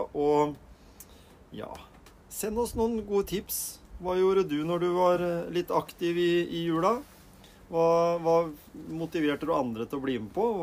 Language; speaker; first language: Norwegian; native; Norwegian